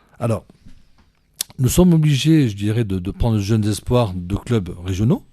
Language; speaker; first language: French; native; French